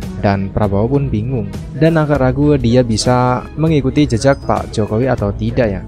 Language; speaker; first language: Indonesian; native; Indonesian